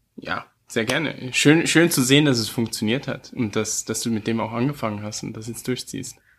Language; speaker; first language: German; early bilingual, heritage; German